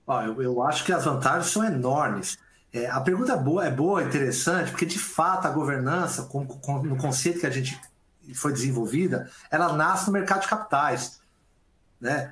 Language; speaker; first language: Portuguese; native; Portuguese